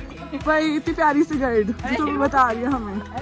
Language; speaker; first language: Hindi; native; Hindi